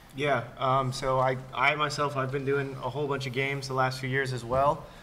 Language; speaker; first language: English; native; English